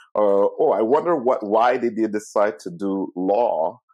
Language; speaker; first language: English; non-native, fluent; Italian